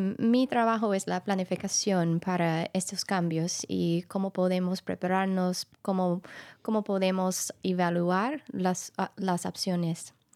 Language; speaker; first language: Spanish; non-native, learner; English